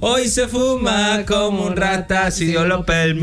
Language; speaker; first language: Spanish; native; Spanish